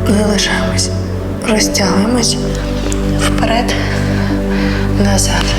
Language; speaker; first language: Ukrainian; native; Ukrainian